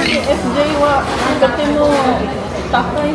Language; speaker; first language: Japanese; non-native, learner; Filipino